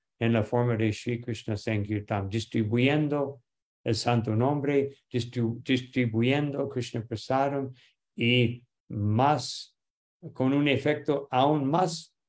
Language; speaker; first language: Spanish; non-native, fluent; English